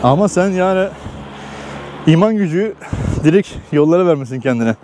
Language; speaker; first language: Turkish; native; Turkish